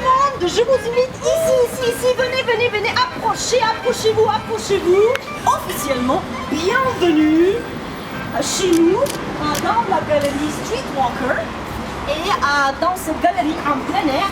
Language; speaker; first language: French; non-native, fluent; Slovenian